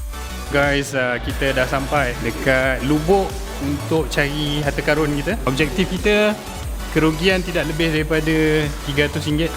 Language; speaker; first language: Malay; native; Malay